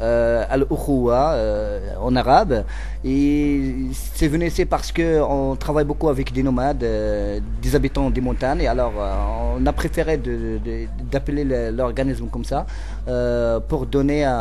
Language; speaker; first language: French; non-native, local second language; Central Atlas Tamazight